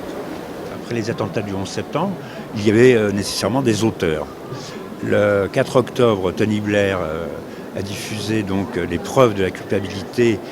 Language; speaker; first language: French; native; French